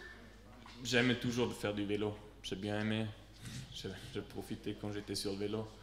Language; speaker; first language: French; non-native, local second language; Swiss German